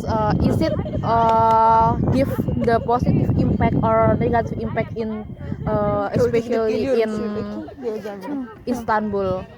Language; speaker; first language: English; non-native, learner; Indonesian